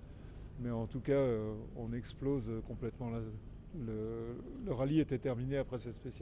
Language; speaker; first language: French; native; French